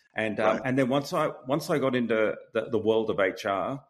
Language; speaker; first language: English; native; English